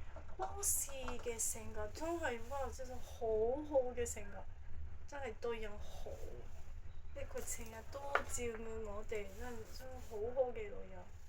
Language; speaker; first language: Cantonese; non-native, fluent; Japanese